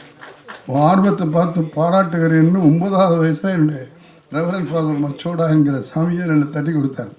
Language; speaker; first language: Tamil; native; Tamil